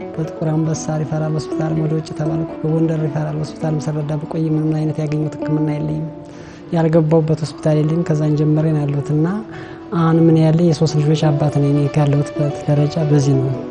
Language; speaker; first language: Amharic; native; Amharic